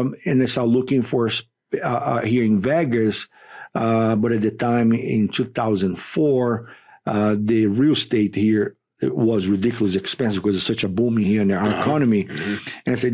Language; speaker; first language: English; non-native, fluent; Portuguese